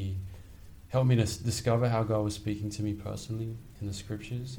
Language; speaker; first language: English; native; English